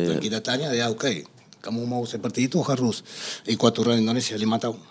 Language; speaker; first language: Indonesian; non-native, fluent; Spanish